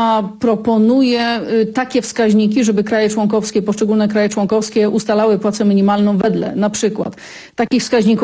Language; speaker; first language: Polish; native; Polish